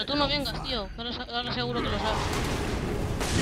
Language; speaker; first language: Spanish; native; Spanish